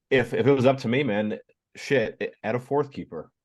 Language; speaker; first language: English; native; English